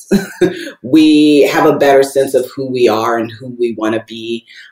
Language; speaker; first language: English; native; English